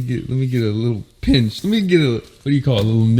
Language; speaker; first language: English; native; English